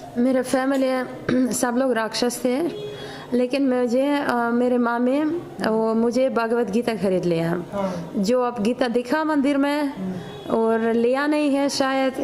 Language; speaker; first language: Hindi; non-native, learner; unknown